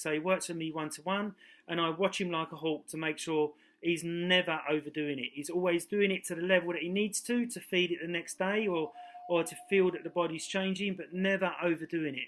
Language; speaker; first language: English; native; English